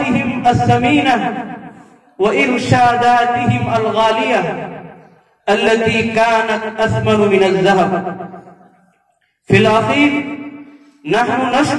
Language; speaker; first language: Arabic; non-native, fluent; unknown